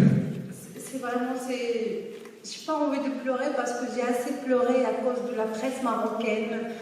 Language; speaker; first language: French; non-native, local second language; Arabic